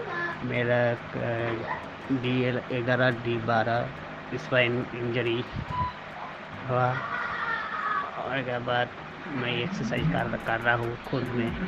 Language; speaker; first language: Hindi; non-native, local second language; Bangla